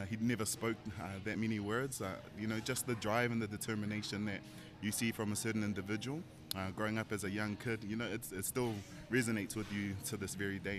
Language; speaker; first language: English; early bilingual, other home language; Tongan